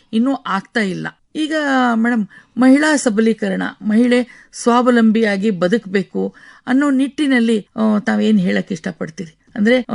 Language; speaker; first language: Kannada; native; Kannada